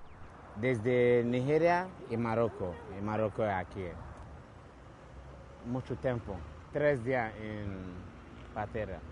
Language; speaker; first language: Spanish; non-native, learner; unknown